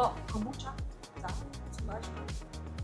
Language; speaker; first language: German; non-native, learner; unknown